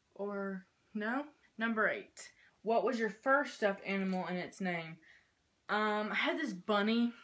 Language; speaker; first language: English; native; English